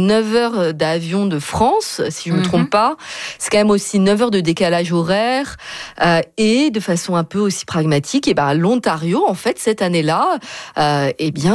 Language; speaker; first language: French; native; French